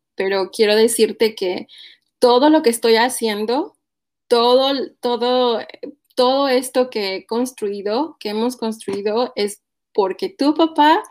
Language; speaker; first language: Spanish; native; Spanish